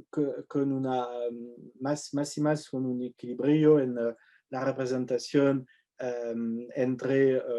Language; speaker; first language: Spanish; non-native, fluent; French